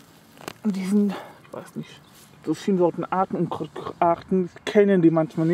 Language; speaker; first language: German; non-native, learner; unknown